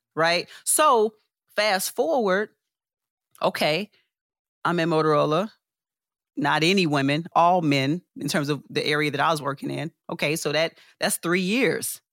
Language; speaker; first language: English; native; English